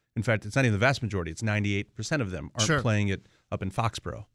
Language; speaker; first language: English; native; English